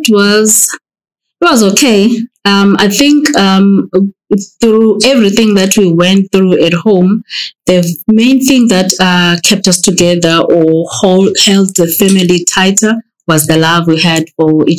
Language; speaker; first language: English; non-native, local second language; Xhosa